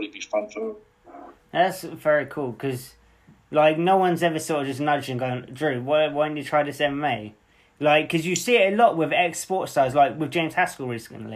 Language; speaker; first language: English; native; English